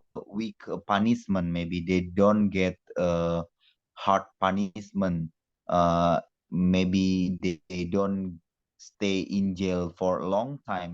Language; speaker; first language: English; non-native, learner; Indonesian